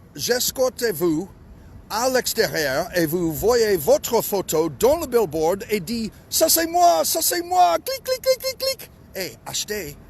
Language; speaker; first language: French; non-native, learner; English